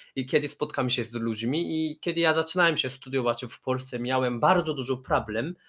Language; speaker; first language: Polish; non-native, fluent; Korean